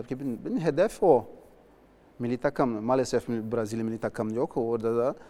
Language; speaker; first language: Turkish; non-native, learner; Portuguese